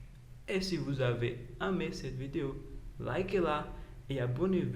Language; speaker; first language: French; non-native, learner; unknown